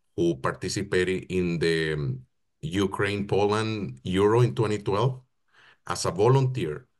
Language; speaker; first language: English; non-native, fluent; Spanish